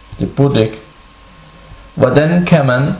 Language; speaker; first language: Danish; non-native, local second language; Arabic